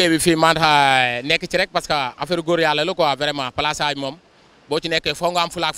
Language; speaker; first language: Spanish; non-native, learner; Wolof